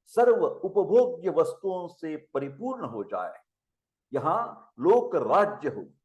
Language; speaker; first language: Hindi; non-native, local second language; Marathi